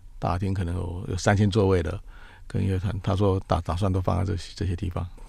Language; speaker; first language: Chinese; native; Chinese